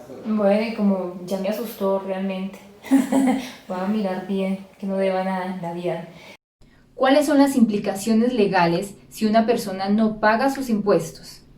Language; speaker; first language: Spanish; native; Spanish